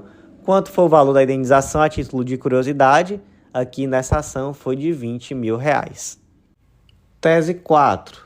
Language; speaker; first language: Portuguese; native; Portuguese